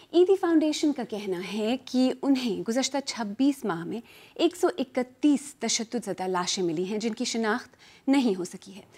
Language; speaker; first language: Urdu; native; Urdu